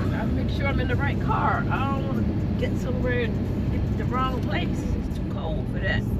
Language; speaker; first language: English; native; English